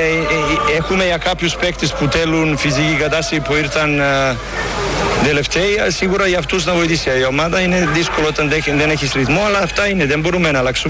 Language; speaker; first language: Greek; non-native, learner; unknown